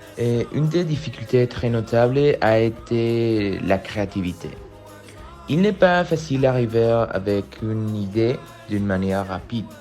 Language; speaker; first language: French; non-native, learner; Spanish